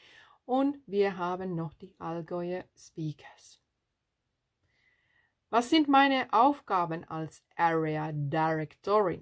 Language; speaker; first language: German; non-native, fluent; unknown